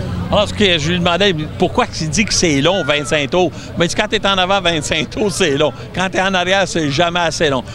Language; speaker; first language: French; native; French